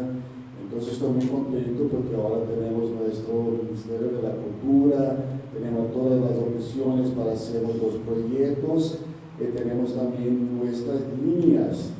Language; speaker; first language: Spanish; non-native, learner; Portuguese